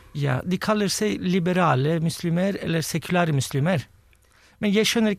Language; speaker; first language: Norwegian; non-native, fluent; Turkish